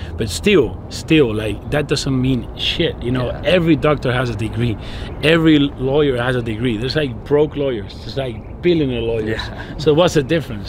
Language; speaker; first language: English; non-native, fluent; Spanish